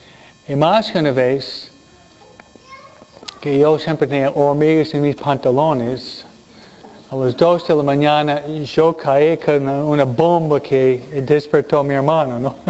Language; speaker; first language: Spanish; non-native, fluent; English